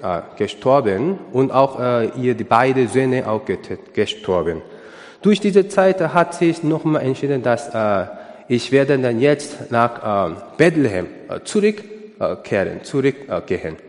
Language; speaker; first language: German; non-native, learner; Korean